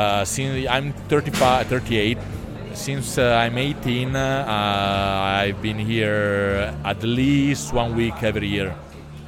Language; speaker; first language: English; non-native, fluent; Italian